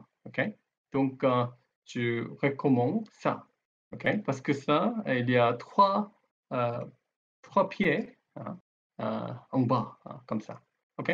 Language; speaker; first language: French; non-native, learner; Korean